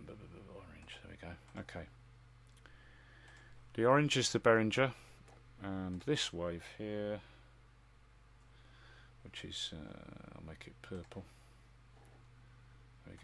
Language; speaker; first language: English; native; English